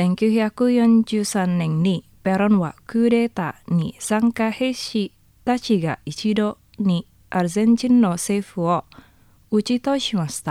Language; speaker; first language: Japanese; non-native, learner; Indonesian